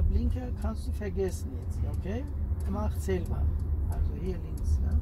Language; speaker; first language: German; non-native, fluent; Turkish